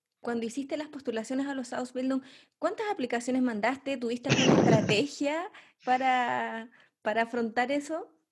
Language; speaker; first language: Spanish; native; Spanish